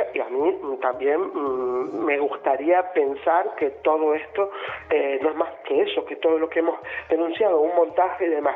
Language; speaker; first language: Spanish; native; Spanish